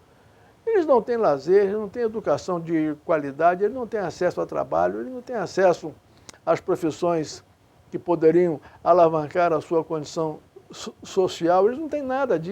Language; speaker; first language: Portuguese; native; Portuguese